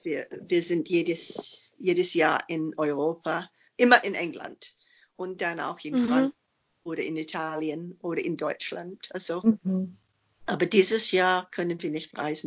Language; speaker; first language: German; non-native, fluent; English